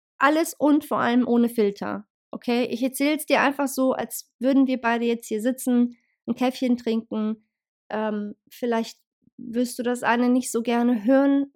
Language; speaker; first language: German; early bilingual, other home language; Bosnian